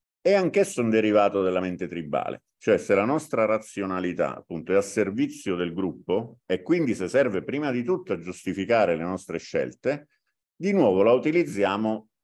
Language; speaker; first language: Italian; native; Italian